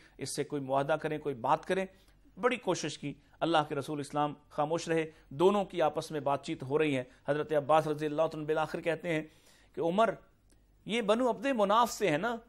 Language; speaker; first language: Urdu; native; Urdu